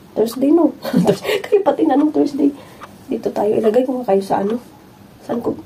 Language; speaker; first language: Filipino; non-native, local second language; Cebuano